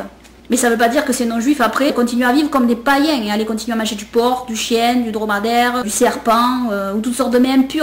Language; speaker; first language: French; native; French